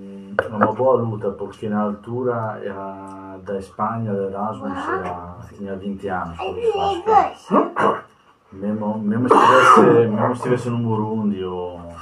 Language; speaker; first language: Portuguese; non-native, fluent; Italian